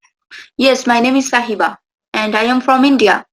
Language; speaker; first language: English; non-native, local second language; Urdu